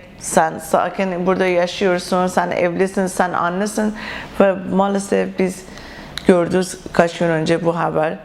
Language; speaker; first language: Turkish; non-native, learner; Persian